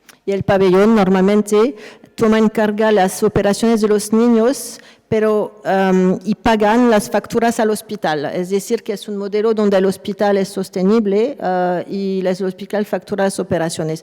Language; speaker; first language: Spanish; non-native, fluent; French